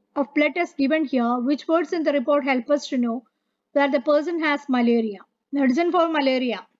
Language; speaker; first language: English; non-native, local second language; Malayalam